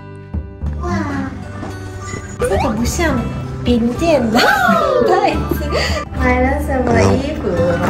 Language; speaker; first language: Chinese; native; Chinese